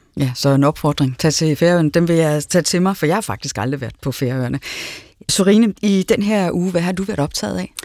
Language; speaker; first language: Danish; native; Danish